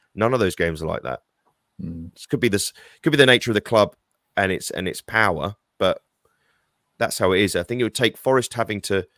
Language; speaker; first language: English; native; English